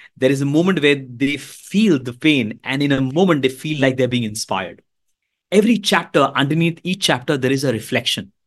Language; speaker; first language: English; non-native, local second language; Hindi